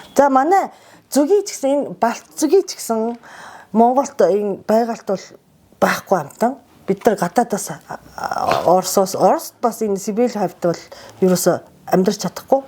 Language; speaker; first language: Mongolian; non-native, fluent; Japanese